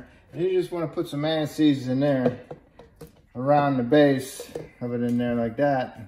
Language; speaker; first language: English; native; English